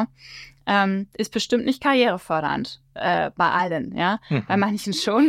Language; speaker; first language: German; native; German